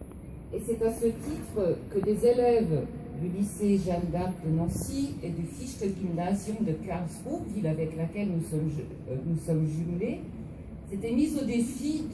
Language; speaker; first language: French; native; French